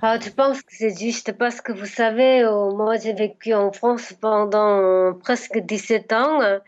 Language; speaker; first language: French; non-native, fluent; Korean